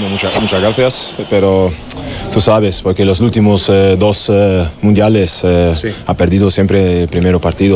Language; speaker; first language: Spanish; non-native, learner; German